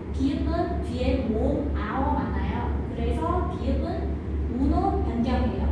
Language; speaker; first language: Korean; non-native, fluent; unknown